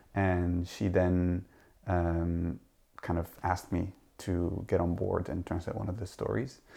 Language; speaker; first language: English; non-native, fluent; Dutch